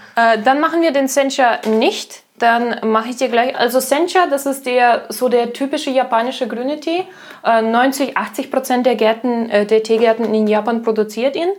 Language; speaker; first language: German; non-native, fluent; Russian